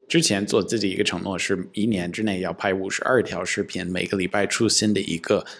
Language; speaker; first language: Chinese; non-native, fluent; English